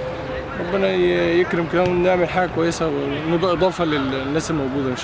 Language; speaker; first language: Arabic; native; Arabic